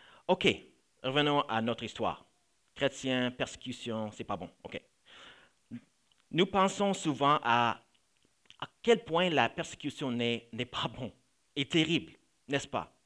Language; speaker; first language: French; non-native, fluent; English